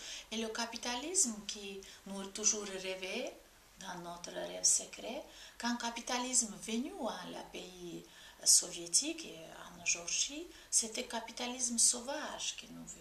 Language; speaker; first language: French; non-native, fluent; Georgian